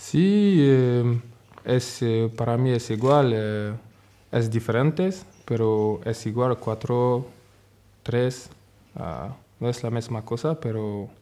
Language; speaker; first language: Spanish; non-native, learner; French